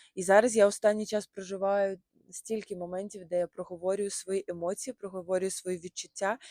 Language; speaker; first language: Ukrainian; non-native, local second language; Russian